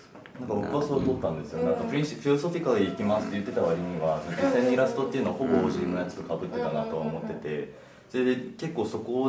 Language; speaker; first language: Japanese; native; Japanese